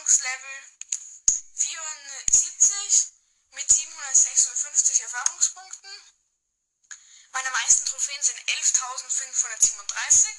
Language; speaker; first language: German; native; German